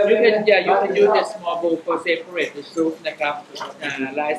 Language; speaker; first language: English; non-native, learner; Thai